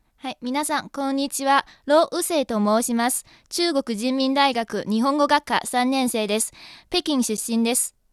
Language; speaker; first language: Japanese; non-native, fluent; Chinese